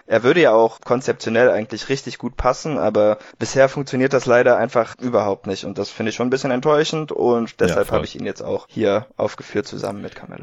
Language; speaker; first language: German; native; German